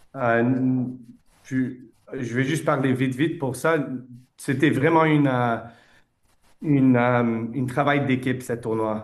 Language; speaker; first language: French; non-native, fluent; English